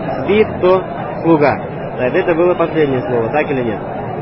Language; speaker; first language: Russian; native; Russian